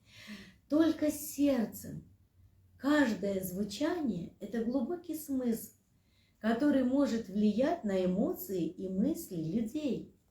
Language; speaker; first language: Russian; native; Russian